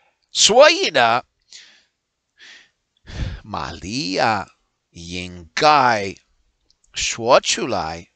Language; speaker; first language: Chinese; non-native, learner; English